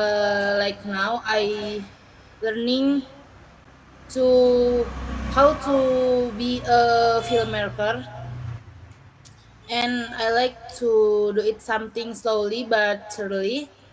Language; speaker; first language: English; non-native, learner; Indonesian